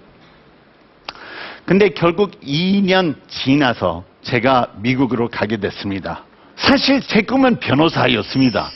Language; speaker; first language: Korean; non-native, fluent; English